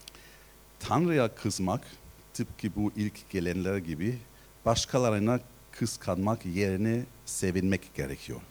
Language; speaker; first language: Turkish; non-native, fluent; German